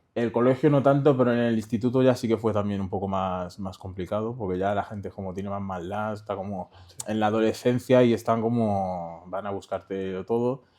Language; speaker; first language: Spanish; early bilingual, other home language; Haitian Creole